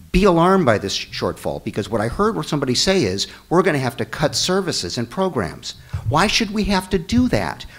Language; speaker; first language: English; native; English